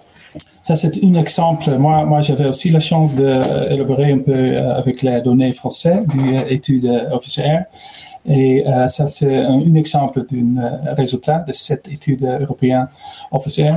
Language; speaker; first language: French; non-native, learner; Dutch